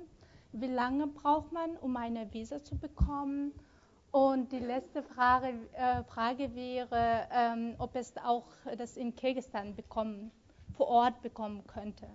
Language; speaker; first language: German; non-native, fluent; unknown